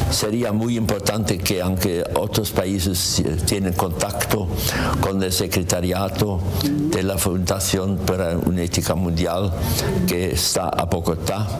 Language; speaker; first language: Spanish; non-native, learner; German